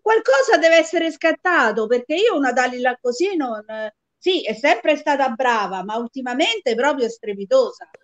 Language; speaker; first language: Italian; native; Italian